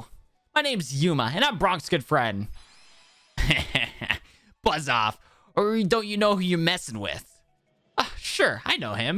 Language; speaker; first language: English; native; English